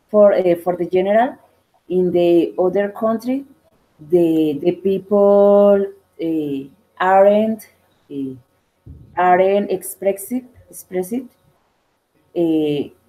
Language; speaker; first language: English; non-native, learner; Spanish